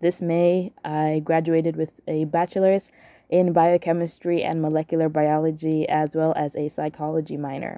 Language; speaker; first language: English; non-native, local second language; Yoruba